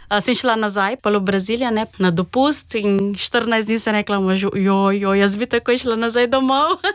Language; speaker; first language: Slovenian; non-native, fluent; Portuguese